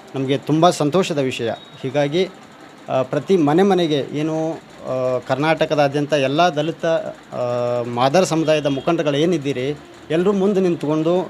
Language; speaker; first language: Kannada; native; Kannada